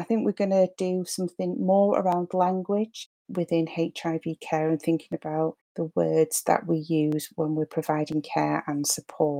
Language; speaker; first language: English; native; English